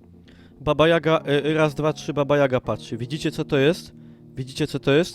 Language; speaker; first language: Polish; native; Polish